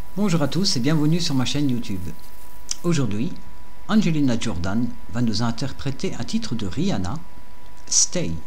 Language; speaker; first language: French; native; French